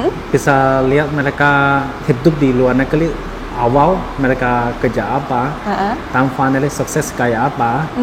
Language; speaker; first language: Indonesian; non-native, learner; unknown